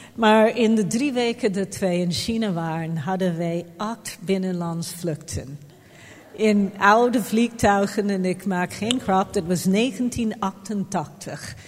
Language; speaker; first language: Dutch; non-native, fluent; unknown